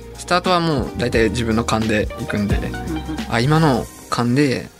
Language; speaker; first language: Japanese; native; Japanese